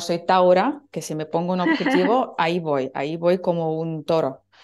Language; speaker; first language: Spanish; non-native, fluent; Russian